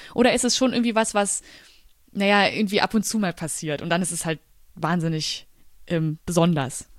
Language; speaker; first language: German; native; German